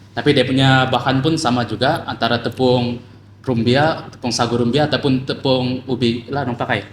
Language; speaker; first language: Malay; native; Malay